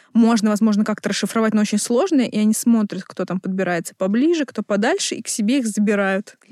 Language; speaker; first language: Russian; native; Russian